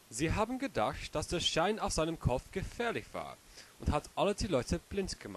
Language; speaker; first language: German; non-native, learner; English